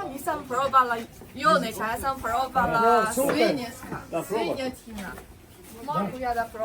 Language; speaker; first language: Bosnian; non-native, learner; Chinese